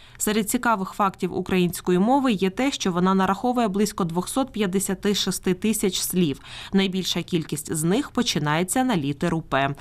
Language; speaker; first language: Ukrainian; native; Ukrainian